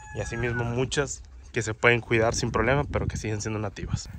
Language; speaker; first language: Spanish; native; Spanish